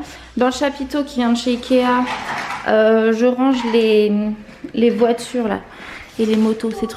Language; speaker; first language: French; native; French